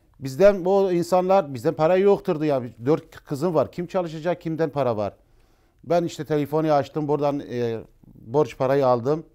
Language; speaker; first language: Turkish; non-native, learner; Arabic